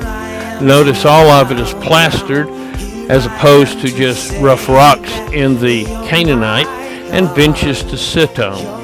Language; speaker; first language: English; native; English